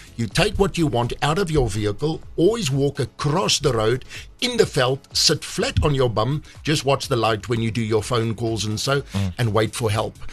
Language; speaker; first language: English; non-native, local second language; Afrikaans